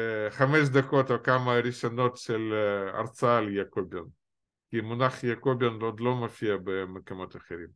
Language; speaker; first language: Hebrew; non-native, fluent; Russian